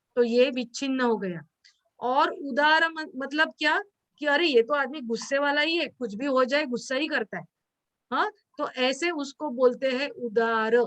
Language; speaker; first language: Hindi; non-native, local second language; Marathi